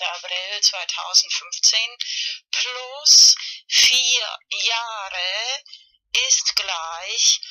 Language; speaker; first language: German; non-native, fluent; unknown